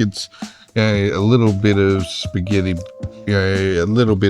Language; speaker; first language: English; native; English